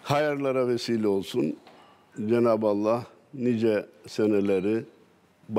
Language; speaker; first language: Turkish; native; Turkish